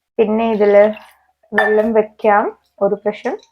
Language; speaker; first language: Malayalam; non-native, learner; Hindi